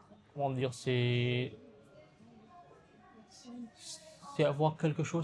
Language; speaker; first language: French; non-native, learner; Kurdish